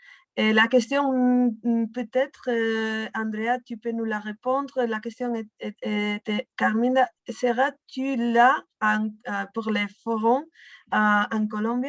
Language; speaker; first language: French; non-native, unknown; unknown